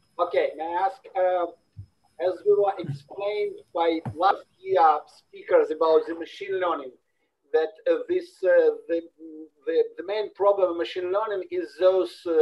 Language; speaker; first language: English; non-native, fluent; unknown